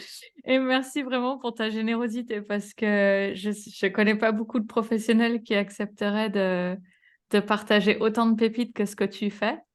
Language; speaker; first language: French; native; French